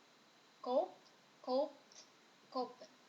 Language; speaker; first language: Dutch; non-native, fluent; Indonesian